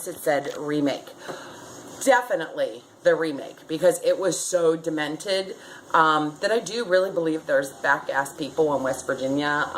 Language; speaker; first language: English; native; English